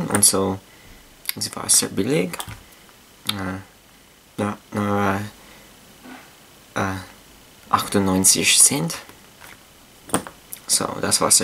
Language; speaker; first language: German; non-native, learner; English